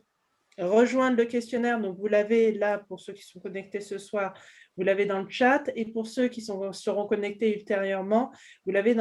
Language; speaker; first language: French; native; French